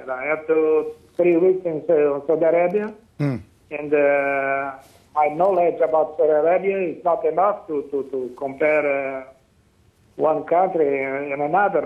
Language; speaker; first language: English; non-native, fluent; Portuguese